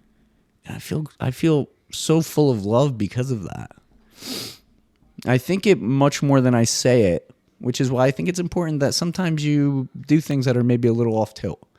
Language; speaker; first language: English; native; English